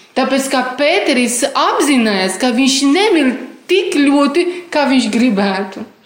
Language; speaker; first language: Latvian; non-native, fluent; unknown